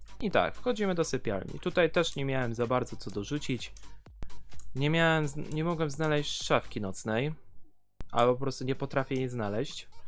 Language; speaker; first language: Polish; native; Polish